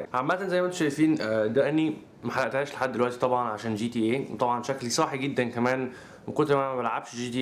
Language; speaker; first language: Arabic; native; Arabic